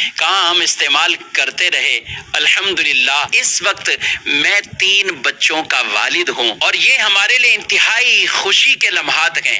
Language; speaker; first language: Urdu; native; Urdu